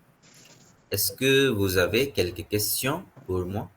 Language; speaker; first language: French; non-native, fluent; Hindi